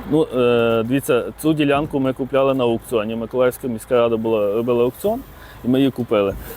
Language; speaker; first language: Ukrainian; native; Ukrainian